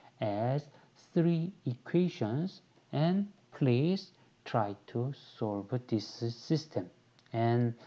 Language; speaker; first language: English; non-native, fluent; Korean